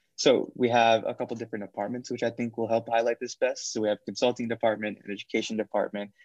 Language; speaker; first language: English; native; English